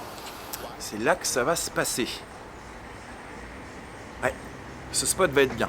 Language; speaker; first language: French; native; French